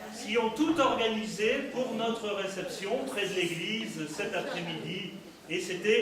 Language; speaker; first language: French; non-native, fluent; German